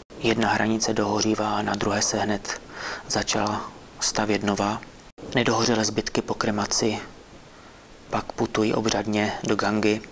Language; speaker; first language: Czech; native; Czech